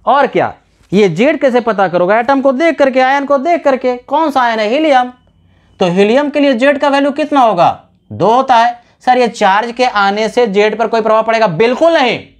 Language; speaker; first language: Hindi; native; Hindi